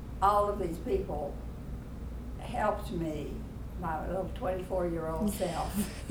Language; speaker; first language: English; native; English